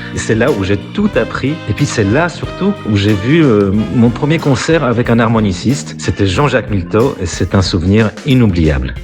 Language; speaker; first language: French; non-native, fluent; Polish